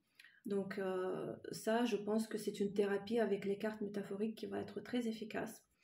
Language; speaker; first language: French; non-native, fluent; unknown